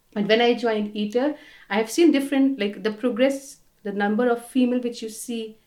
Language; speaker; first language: English; non-native, local second language; Hindi